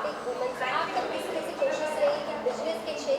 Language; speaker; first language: Hindi; native; Hindi